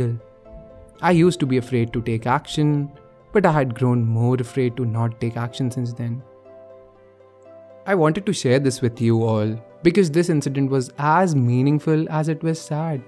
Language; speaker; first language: English; non-native, local second language; Hindi